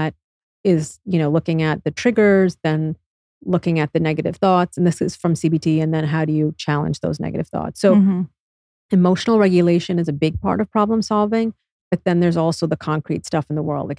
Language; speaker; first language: English; native; English